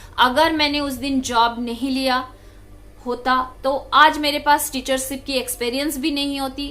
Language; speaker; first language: Hindi; non-native, local second language; Bangla